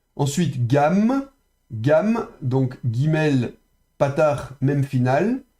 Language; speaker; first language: French; native; French